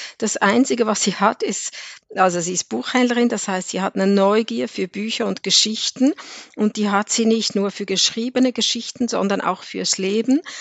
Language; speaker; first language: German; native; German